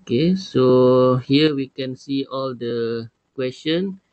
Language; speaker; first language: English; non-native, local second language; Malay